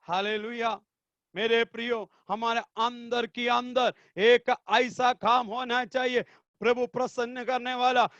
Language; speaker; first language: Hindi; non-native, local second language; Malayalam